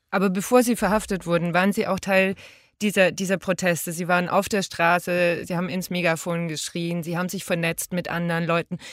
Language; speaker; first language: German; native; German